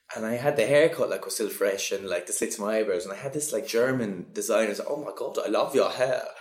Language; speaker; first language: English; native; English